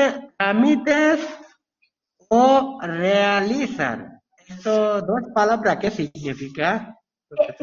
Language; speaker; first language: Spanish; non-native, learner; Bangla